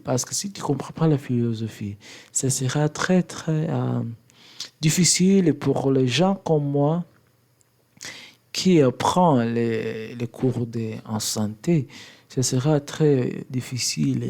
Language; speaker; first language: French; non-native, learner; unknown